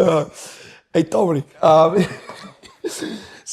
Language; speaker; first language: English; native; English